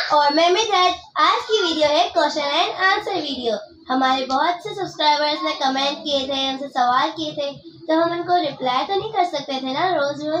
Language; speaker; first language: Urdu; native; Urdu